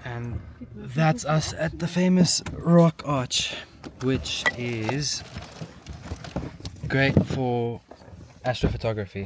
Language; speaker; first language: English; native; English